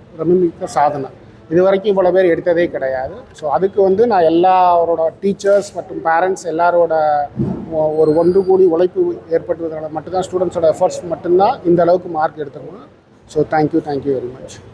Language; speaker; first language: Tamil; native; Tamil